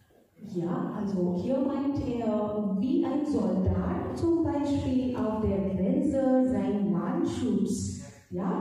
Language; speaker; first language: German; non-native, fluent; Marathi